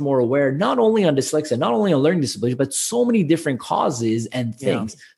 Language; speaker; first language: English; native; English